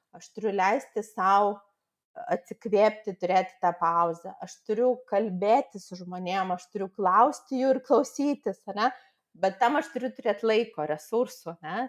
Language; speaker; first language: Lithuanian; non-native, local second language; Russian